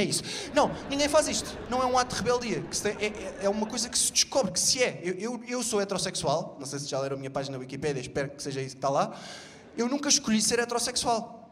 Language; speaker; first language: Portuguese; native; Portuguese